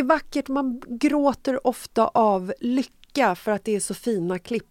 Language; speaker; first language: Swedish; native; Swedish